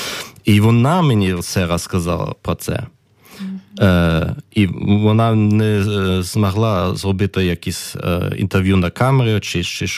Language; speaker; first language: Ukrainian; non-native, learner; German